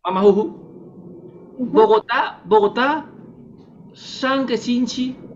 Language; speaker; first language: Chinese; non-native, fluent; Spanish